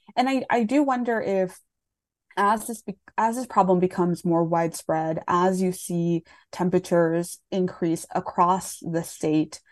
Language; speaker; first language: English; native; English